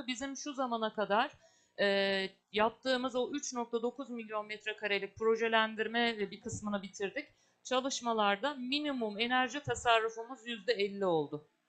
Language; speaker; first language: Turkish; native; Turkish